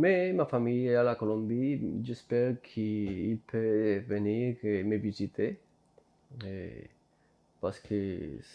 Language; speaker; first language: French; non-native, learner; Spanish